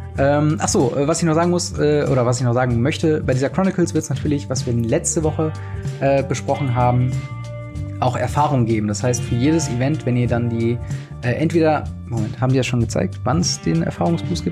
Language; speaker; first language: German; native; German